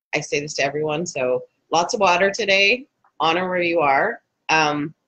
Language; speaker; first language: English; native; English